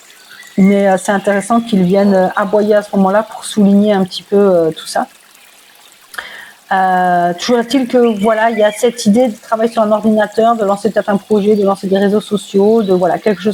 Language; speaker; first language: French; native; French